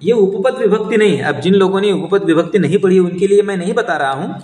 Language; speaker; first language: Hindi; non-native, local second language; Marathi